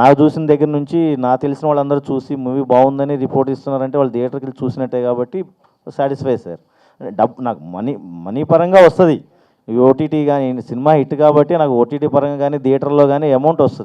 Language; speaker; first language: Telugu; native; Telugu